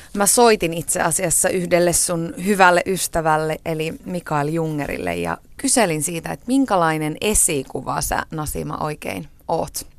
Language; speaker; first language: Finnish; native; Finnish